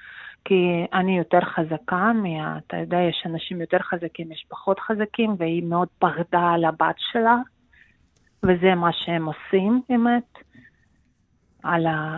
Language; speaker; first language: Hebrew; non-native, fluent; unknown